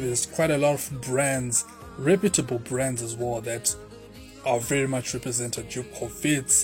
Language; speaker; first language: English; non-native, local second language; Shona